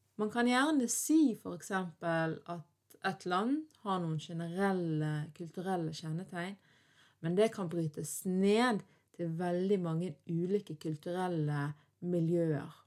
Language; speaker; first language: Norwegian; early bilingual, other home language; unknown